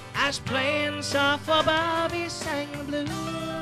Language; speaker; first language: English; native; English